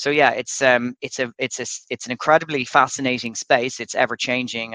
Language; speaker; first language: English; native; English